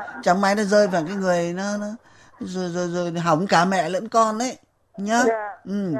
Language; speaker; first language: Vietnamese; native; Vietnamese